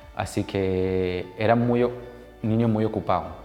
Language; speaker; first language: Spanish; non-native, fluent; Hebrew